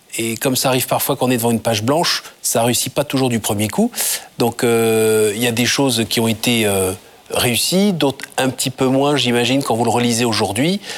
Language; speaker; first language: French; native; French